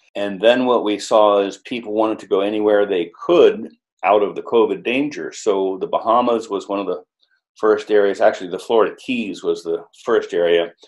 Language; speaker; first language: English; native; English